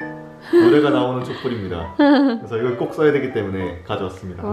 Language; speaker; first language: Korean; native; Korean